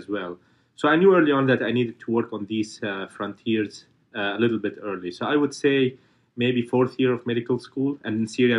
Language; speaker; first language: English; non-native, fluent; Arabic